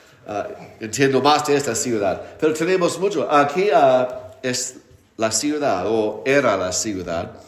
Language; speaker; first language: Spanish; non-native, fluent; English